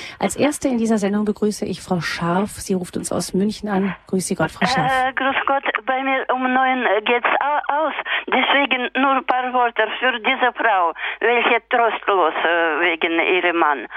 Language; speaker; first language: German; native; German